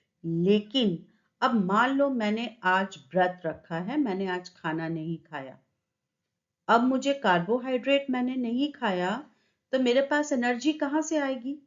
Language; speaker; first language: Hindi; native; Hindi